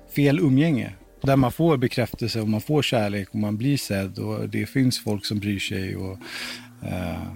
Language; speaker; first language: Swedish; native; Swedish